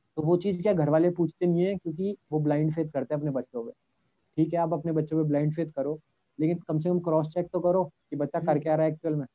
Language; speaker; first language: Hindi; native; Hindi